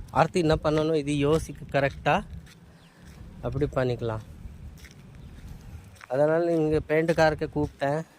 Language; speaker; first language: Tamil; native; Tamil